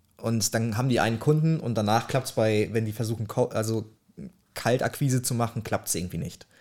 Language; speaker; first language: German; early bilingual, other home language; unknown